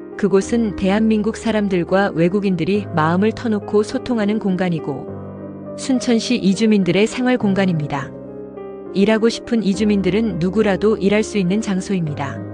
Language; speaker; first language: Korean; non-native, fluent; Japanese